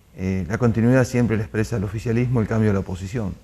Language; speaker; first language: Spanish; native; Spanish